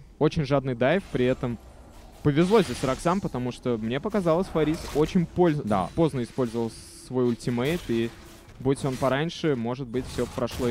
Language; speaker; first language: Russian; native; Russian